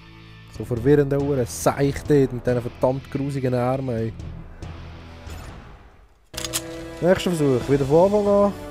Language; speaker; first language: German; native; German